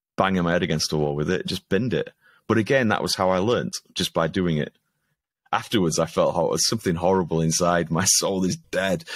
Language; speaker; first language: English; native; English